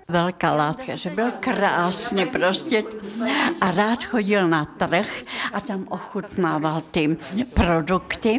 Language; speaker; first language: Czech; non-native, fluent; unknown